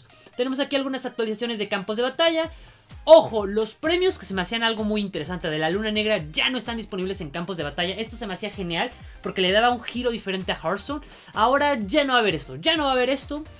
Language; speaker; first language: Spanish; native; Spanish